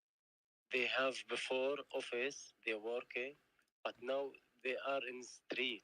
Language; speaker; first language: English; non-native, learner; Arabic